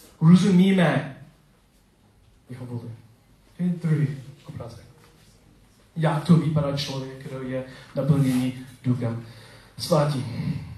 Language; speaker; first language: Czech; non-native, learner; English